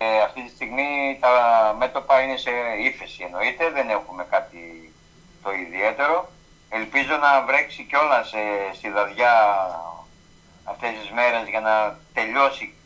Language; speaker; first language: Greek; native; Greek